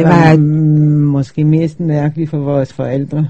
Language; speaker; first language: Danish; non-native, fluent; Polish